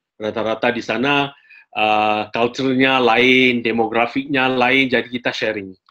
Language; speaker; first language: Malay; non-native, local second language; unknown